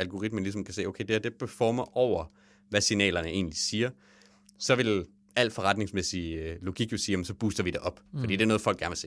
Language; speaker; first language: Danish; native; Danish